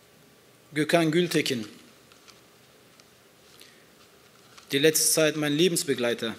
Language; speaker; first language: German; early bilingual, other home language; Turkish